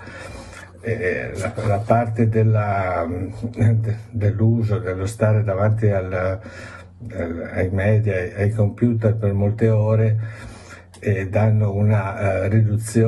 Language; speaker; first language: Italian; native; Italian